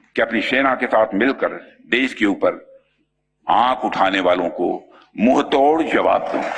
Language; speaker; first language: Hindi; native; Hindi